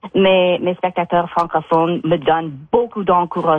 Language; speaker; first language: French; non-native, fluent; English